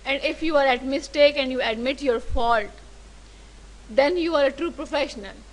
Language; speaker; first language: English; non-native, local second language; Urdu